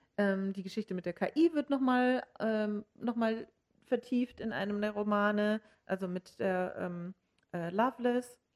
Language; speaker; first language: German; native; German